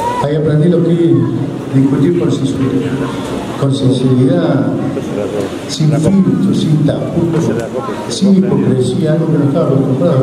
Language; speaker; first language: Spanish; native; Spanish